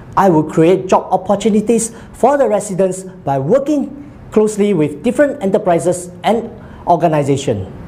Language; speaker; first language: English; non-native, local second language; Chinese